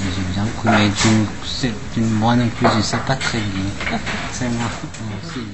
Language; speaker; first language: French; non-native, learner; Korean